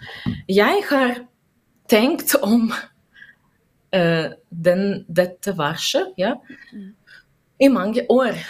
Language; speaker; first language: Norwegian; non-native, learner; Russian